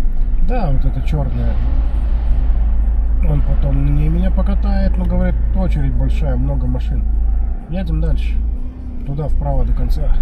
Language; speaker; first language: Russian; native; Russian